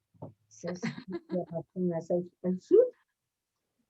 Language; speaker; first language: French; non-native, learner; Spanish